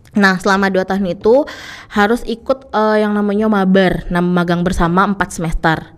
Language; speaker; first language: Indonesian; non-native, local second language; Minangkabau